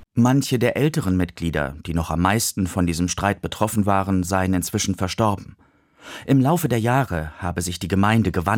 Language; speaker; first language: German; native; German